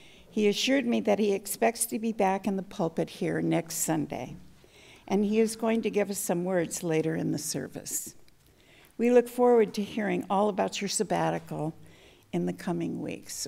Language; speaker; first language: English; native; English